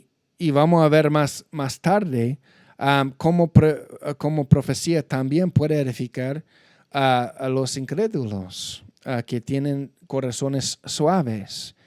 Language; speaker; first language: Spanish; non-native, fluent; English